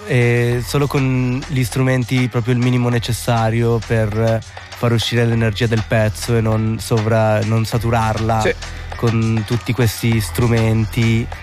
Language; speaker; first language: Italian; native; Italian